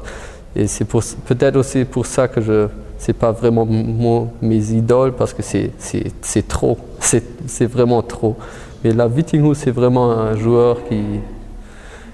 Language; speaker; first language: French; early bilingual, heritage; German